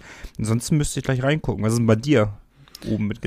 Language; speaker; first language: German; native; German